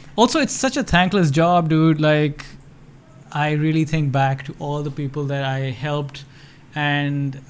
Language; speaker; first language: English; non-native, local second language; Urdu